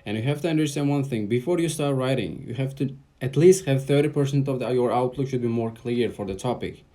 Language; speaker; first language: English; non-native, fluent; Uzbek